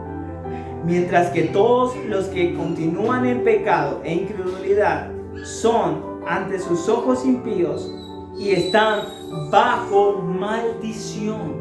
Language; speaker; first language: Spanish; native; Spanish